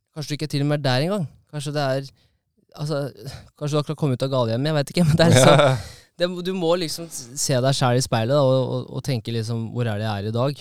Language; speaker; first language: Norwegian; native; Norwegian